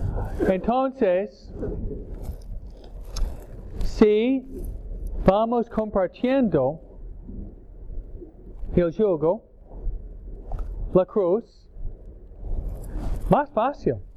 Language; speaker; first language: Spanish; non-native, fluent; English